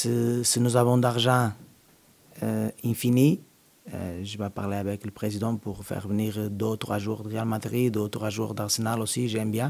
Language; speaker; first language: French; non-native, learner; Portuguese